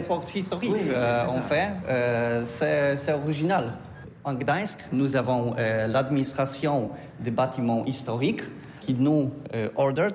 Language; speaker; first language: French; non-native, learner; Polish